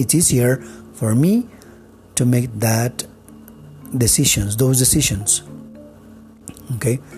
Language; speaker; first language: English; non-native, fluent; Spanish